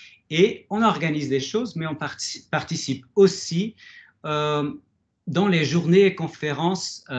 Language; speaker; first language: French; non-native, fluent; Portuguese